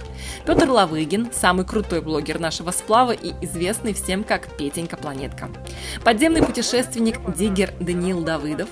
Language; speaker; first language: Russian; native; Russian